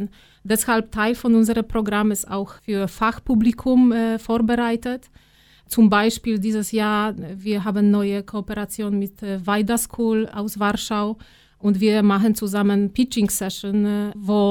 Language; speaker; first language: German; non-native, fluent; Polish